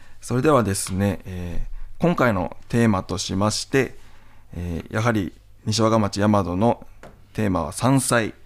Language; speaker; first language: Japanese; native; Japanese